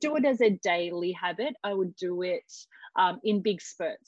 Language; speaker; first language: English; native; English